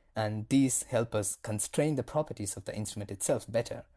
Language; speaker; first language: English; non-native, local second language; Tamil